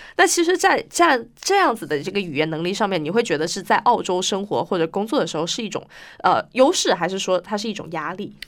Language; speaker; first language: Chinese; native; Chinese